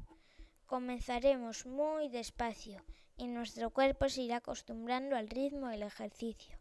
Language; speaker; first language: Spanish; native; Spanish